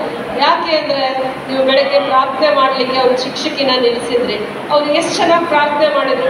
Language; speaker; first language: Kannada; native; Kannada